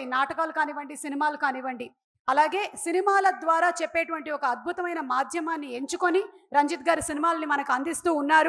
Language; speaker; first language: Telugu; native; Telugu